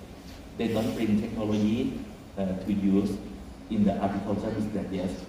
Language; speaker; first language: English; non-native, fluent; Thai